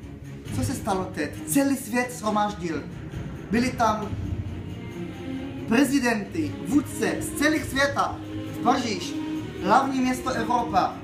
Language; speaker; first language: Czech; early bilingual, heritage; Czech